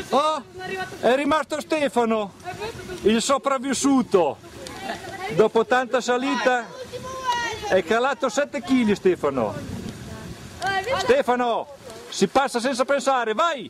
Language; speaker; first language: Italian; native; Italian